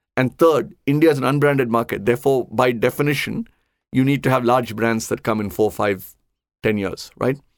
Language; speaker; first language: English; non-native, local second language; Tamil